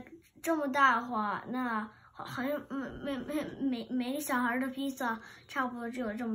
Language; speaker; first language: Chinese; early bilingual, heritage; Chinese